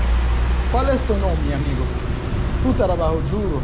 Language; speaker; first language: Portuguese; non-native, learner; Swahili